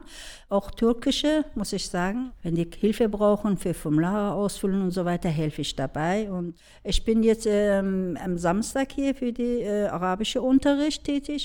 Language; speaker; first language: German; non-native, fluent; Persian